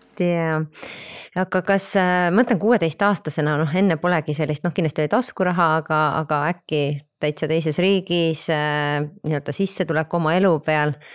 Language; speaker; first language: Estonian; native; Estonian